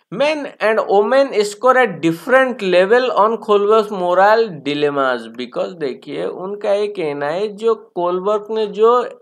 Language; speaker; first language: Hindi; non-native, local second language; Bangla